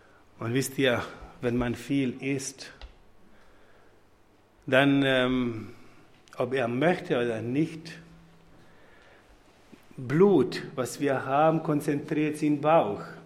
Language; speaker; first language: German; non-native, fluent; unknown